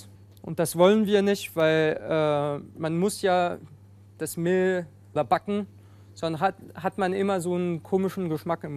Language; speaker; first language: German; non-native, fluent; French